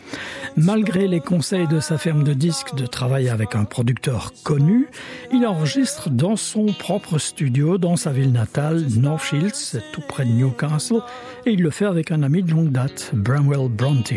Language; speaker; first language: French; native; French